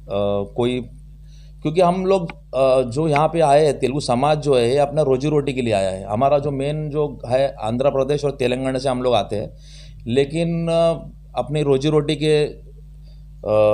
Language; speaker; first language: Hindi; non-native, local second language; Telugu